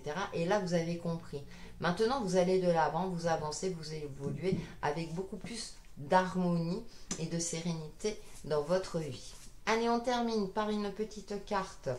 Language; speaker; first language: French; native; French